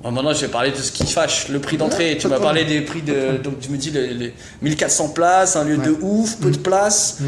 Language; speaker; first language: French; native; French